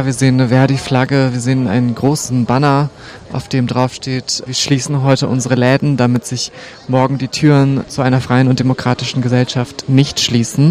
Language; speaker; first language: German; native; German